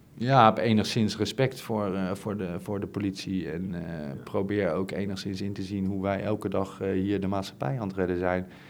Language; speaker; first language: Dutch; native; Dutch